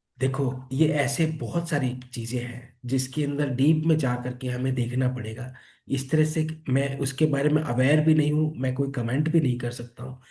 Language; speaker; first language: Hindi; native; Hindi